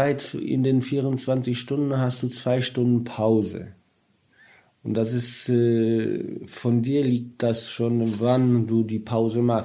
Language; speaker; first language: German; non-native, learner; Polish